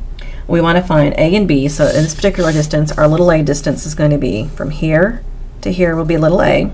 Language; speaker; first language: English; native; English